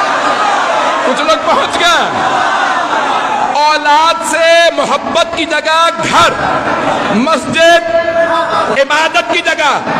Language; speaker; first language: Urdu; native; Urdu